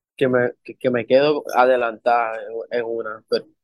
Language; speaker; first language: Spanish; early bilingual, heritage; Spanish